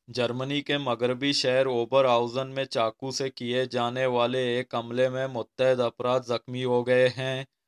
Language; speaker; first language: Urdu; non-native, local second language; Baluchi